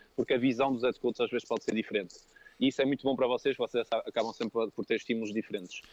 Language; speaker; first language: Portuguese; early bilingual, other home language; French